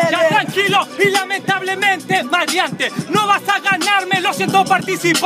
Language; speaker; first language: Spanish; native; Spanish